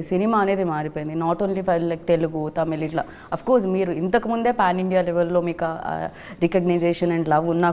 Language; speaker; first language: Telugu; native; Telugu